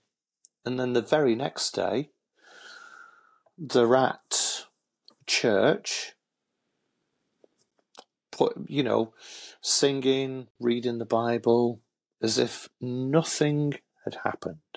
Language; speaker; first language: English; native; English